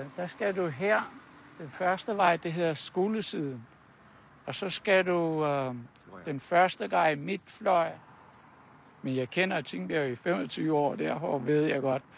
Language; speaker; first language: Danish; non-native, fluent; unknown